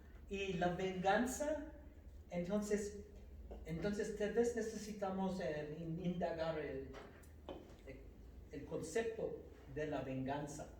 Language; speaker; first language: Spanish; non-native, fluent; English